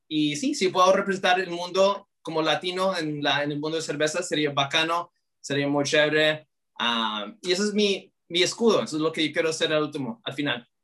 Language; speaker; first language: Spanish; early bilingual, heritage; Spanish